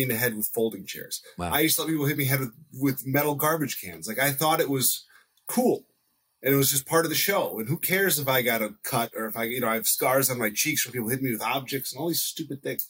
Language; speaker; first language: English; native; English